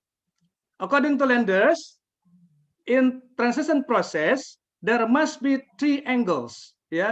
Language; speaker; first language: English; non-native, fluent; Indonesian